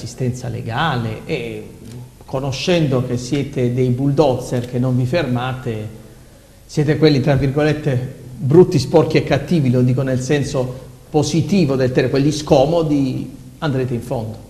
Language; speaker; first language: Italian; native; Italian